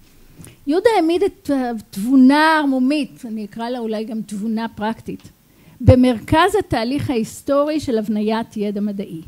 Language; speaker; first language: Hebrew; native; Hebrew